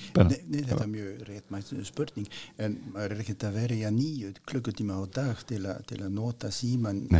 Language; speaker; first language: Icelandic; non-native, fluent; French